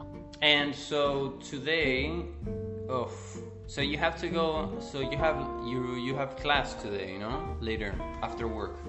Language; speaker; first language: English; non-native, fluent; Spanish